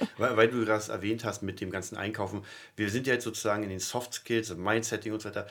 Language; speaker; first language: German; native; German